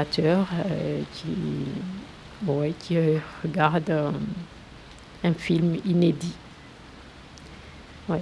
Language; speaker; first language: French; non-native, local second language; Kinyarwanda